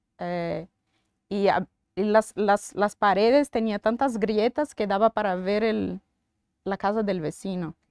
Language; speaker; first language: Spanish; non-native, fluent; Portuguese